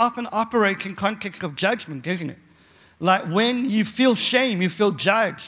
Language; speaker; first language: English; native; English